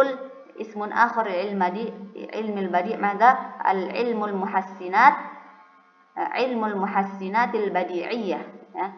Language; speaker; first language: Arabic; non-native, fluent; Indonesian